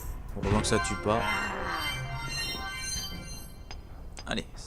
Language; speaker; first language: French; native; French